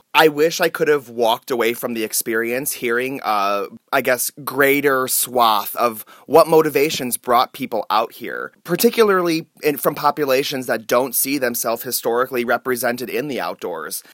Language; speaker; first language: English; native; English